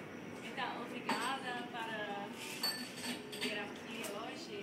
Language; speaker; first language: Portuguese; non-native, learner; English